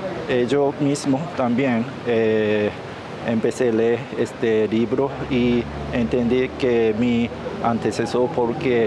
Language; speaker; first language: Spanish; non-native, learner; Japanese